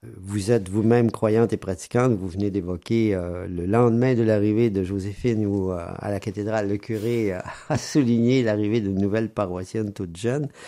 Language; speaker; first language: French; native; French